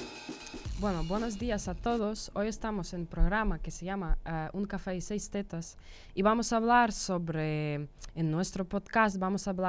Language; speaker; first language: Spanish; non-native, fluent; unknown